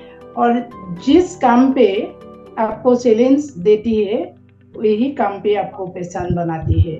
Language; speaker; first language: Hindi; non-native, local second language; Assamese